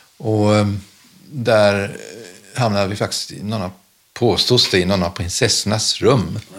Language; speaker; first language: Swedish; early bilingual, other home language; German